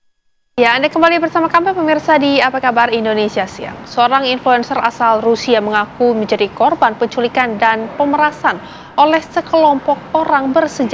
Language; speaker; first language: Indonesian; native; Indonesian